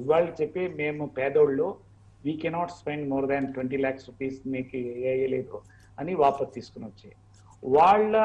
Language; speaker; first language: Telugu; non-native, learner; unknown